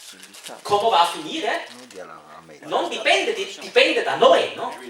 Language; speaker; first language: Italian; non-native, fluent; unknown